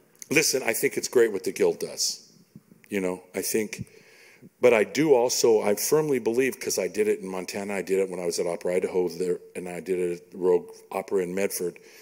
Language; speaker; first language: English; native; English